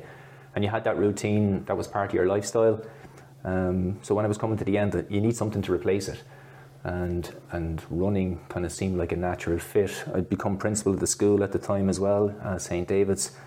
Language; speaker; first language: English; native; English